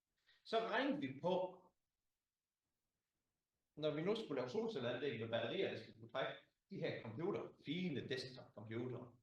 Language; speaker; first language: Danish; native; Danish